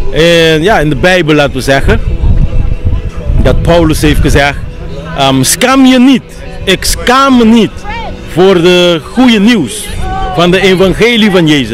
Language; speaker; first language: Dutch; non-native, local second language; Papiamento